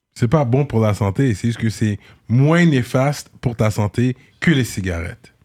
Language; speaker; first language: French; native; French